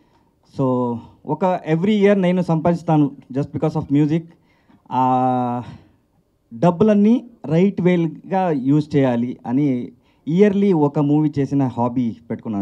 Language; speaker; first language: Telugu; non-native, learner; Kannada